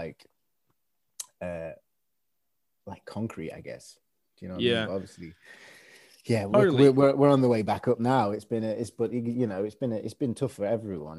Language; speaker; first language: English; native; English